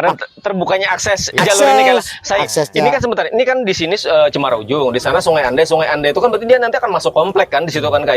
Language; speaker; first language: Indonesian; native; Indonesian